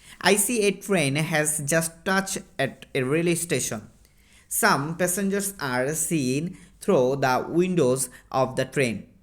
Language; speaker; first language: English; non-native, local second language; Bangla